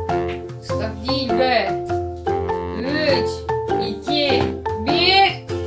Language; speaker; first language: Turkish; native; Turkish